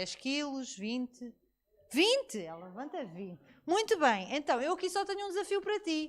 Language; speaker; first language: Portuguese; native; Portuguese